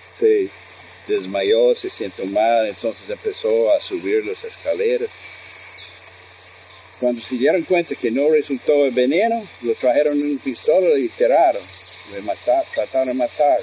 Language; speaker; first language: Spanish; non-native, fluent; English